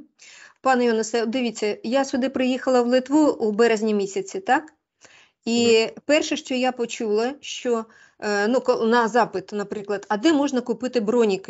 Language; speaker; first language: Ukrainian; native; Ukrainian